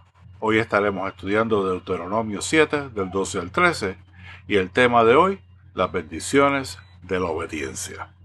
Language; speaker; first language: Spanish; native; Spanish